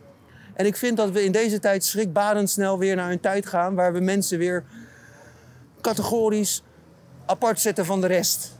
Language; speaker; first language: Dutch; native; Dutch